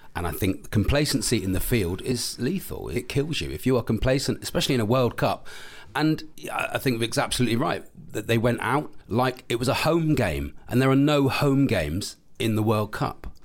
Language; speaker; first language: English; native; English